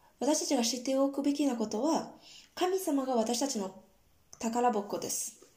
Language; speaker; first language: Japanese; non-native, fluent; Korean